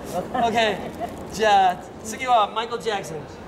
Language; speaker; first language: Japanese; non-native, learner; English